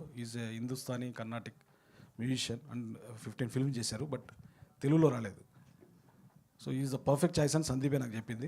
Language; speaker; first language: Telugu; native; Telugu